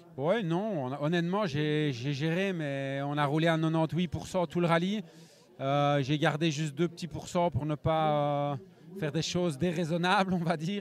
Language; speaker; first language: French; native; French